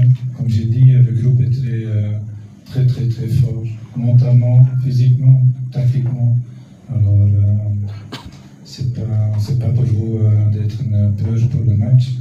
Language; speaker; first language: French; non-native, local second language; Dutch